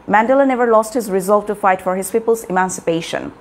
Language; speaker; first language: English; non-native, local second language; Bangla